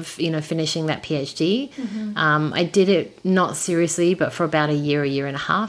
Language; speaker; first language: English; native; English